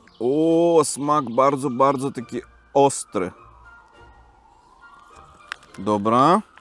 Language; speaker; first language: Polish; non-native, fluent; Russian